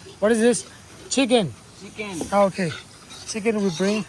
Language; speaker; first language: English; non-native, learner; Burmese